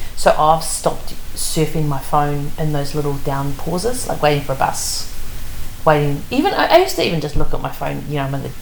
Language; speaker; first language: English; native; English